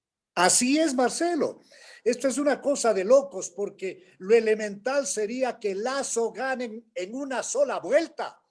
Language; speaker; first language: Spanish; native; Spanish